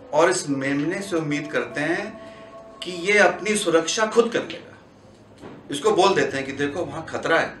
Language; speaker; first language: Hindi; native; Hindi